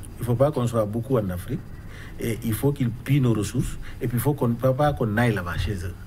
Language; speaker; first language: French; non-native, local second language; Wolof